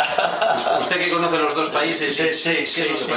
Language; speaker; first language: Spanish; native; Spanish